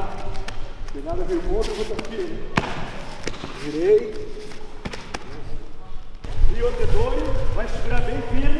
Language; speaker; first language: Portuguese; native; Portuguese